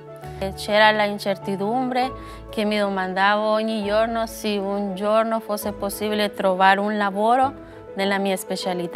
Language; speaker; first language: Italian; non-native, learner; Spanish